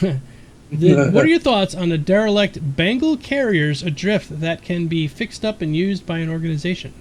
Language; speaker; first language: English; native; English